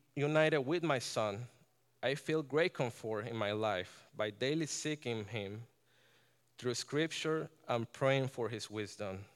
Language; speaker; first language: English; non-native, fluent; Spanish